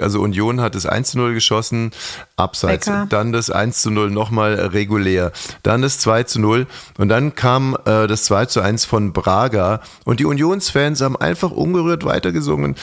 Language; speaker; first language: German; native; German